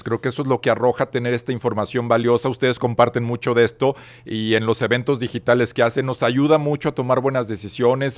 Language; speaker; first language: Spanish; native; Spanish